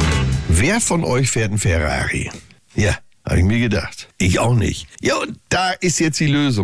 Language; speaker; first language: German; native; German